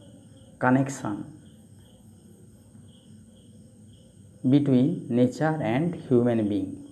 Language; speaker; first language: English; non-native, local second language; Bangla